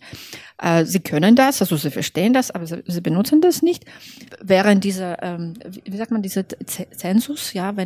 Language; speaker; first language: German; non-native, fluent; Belarusian